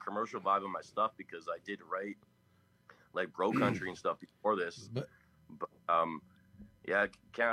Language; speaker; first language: English; native; English